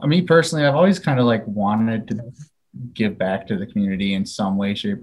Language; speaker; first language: English; native; English